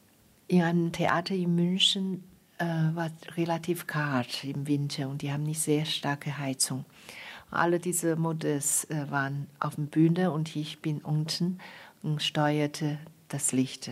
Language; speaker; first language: German; non-native, fluent; Chinese